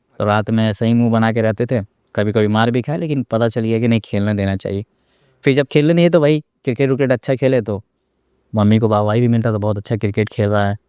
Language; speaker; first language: Hindi; native; Hindi